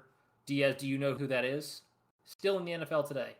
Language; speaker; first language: English; native; English